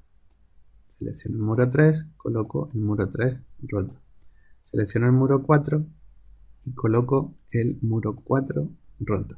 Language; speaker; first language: Spanish; native; Spanish